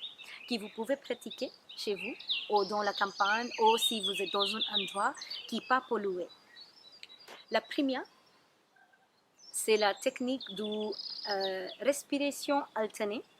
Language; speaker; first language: French; non-native, learner; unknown